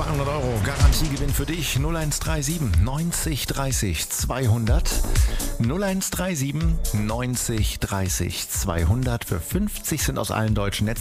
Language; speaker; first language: German; native; German